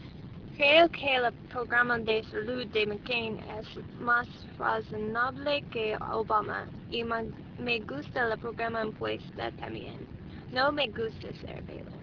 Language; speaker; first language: Spanish; non-native, learner; English